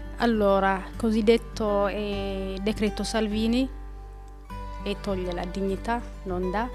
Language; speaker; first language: Italian; non-native, fluent; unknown